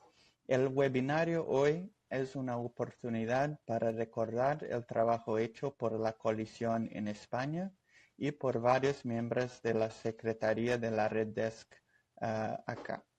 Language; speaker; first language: Spanish; non-native, fluent; Portuguese